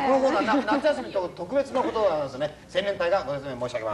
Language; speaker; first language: Japanese; native; Japanese